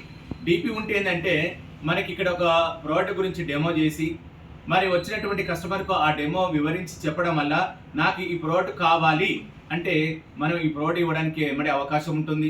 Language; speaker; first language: Telugu; native; Telugu